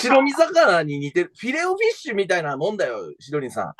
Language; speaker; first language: Japanese; native; Japanese